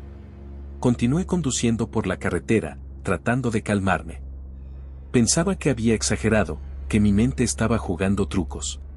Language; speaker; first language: Spanish; native; Spanish